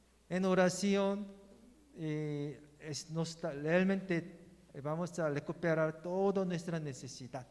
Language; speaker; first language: Spanish; non-native, learner; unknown